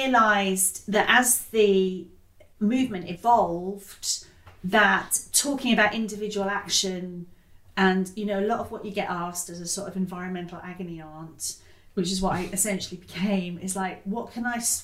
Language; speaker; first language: English; native; English